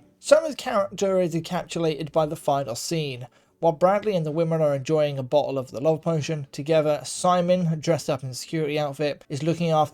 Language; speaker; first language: English; native; English